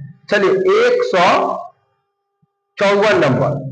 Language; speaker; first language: Hindi; non-native, local second language; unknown